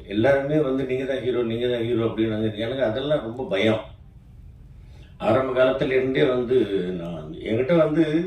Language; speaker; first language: Tamil; native; Tamil